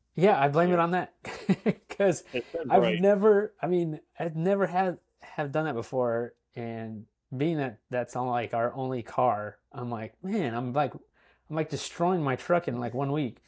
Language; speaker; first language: English; native; English